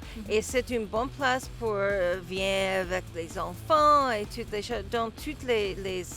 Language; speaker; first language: French; non-native, learner; English